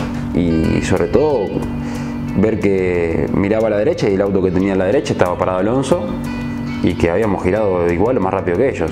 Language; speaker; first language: Spanish; native; Spanish